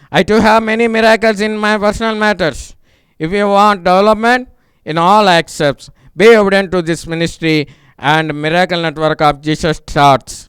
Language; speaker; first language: English; non-native, local second language; Telugu